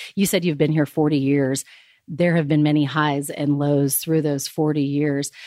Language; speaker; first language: English; native; English